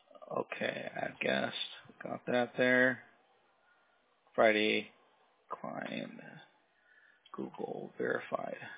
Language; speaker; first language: English; early bilingual, other home language; Spanish